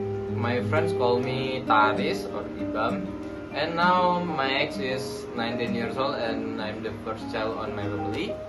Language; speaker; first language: English; non-native, learner; Indonesian